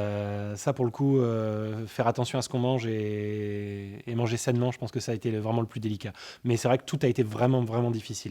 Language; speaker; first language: French; native; French